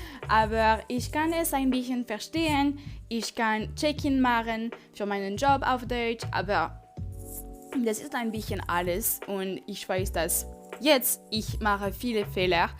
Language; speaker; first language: German; non-native, learner; French